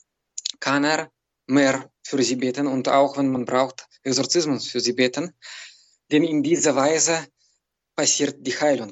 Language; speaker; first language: German; non-native, fluent; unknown